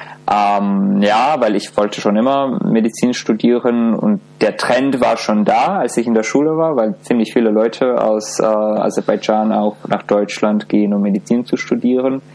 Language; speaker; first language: German; non-native, fluent; Azerbaijani